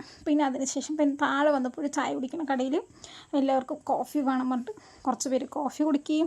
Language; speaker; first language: Malayalam; native; Malayalam